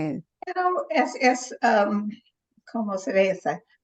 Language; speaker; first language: Spanish; non-native, learner; English